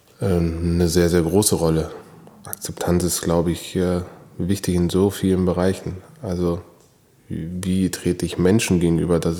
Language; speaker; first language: German; native; German